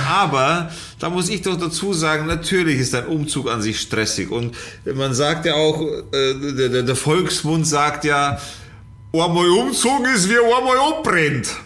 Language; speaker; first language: German; early bilingual, other home language; Polish